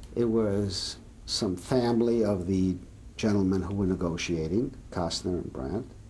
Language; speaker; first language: English; early bilingual, other home language; Serbian